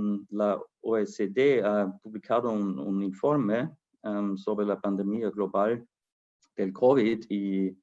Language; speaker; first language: Spanish; non-native, fluent; German